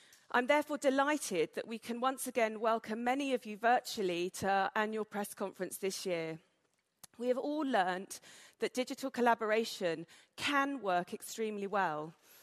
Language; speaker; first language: English; native; English